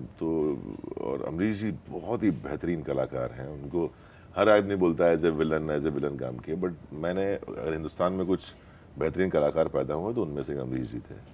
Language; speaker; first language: Hindi; non-native, local second language; Marathi